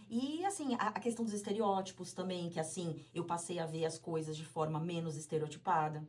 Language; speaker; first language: Portuguese; native; Portuguese